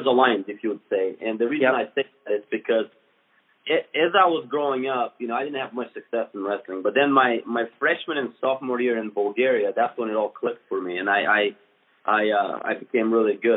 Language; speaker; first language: English; non-native, fluent; Bulgarian